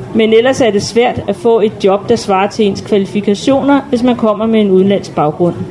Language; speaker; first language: Danish; native; Danish